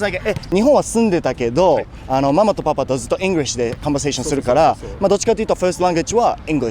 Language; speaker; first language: Japanese; native; Japanese